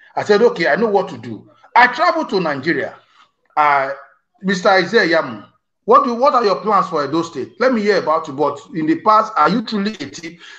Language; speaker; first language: English; non-native, local second language; Bini